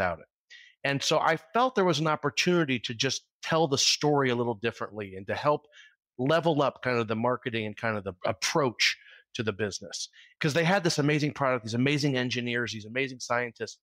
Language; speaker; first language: English; native; English